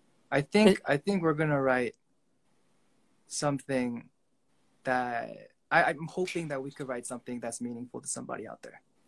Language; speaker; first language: English; early bilingual, other home language; Korean